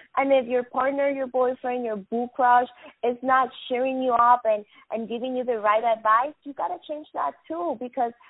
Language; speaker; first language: English; non-native, fluent; Spanish